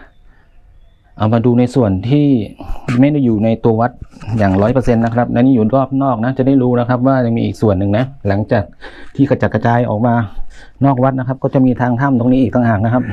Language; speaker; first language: Thai; native; Thai